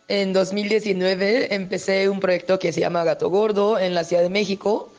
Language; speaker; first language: Spanish; non-native, fluent; Japanese